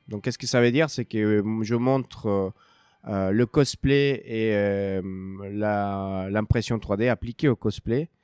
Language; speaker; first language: French; non-native, fluent; Spanish